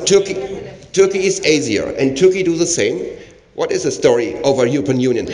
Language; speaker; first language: English; non-native, learner; German